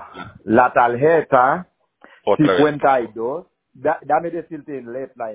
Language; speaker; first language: Spanish; non-native, learner; Haitian Creole